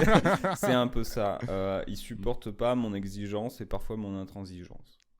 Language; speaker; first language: French; native; French